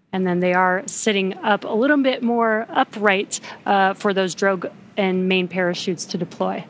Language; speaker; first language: English; native; English